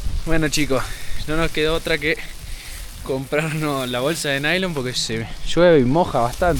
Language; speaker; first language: Spanish; native; Spanish